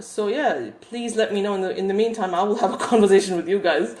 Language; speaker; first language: English; native; English